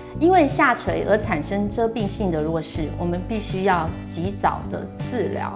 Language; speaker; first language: Chinese; native; Chinese